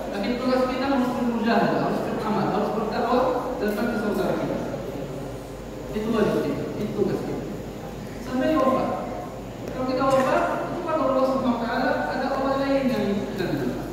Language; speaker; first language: Indonesian; non-native, learner; Arabic